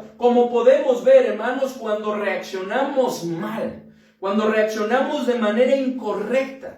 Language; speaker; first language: Spanish; native; Spanish